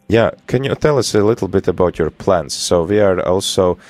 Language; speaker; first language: English; non-native, fluent; Latvian